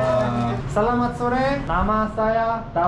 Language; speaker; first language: Indonesian; non-native, learner; Korean